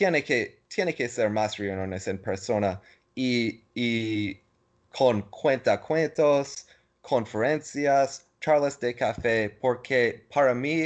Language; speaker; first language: Spanish; non-native, learner; English